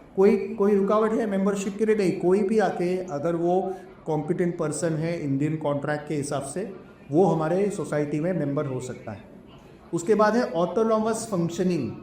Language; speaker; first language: Hindi; non-native, local second language; Marathi